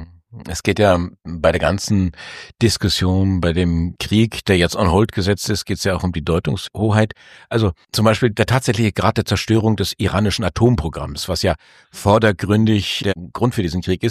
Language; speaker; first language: German; native; German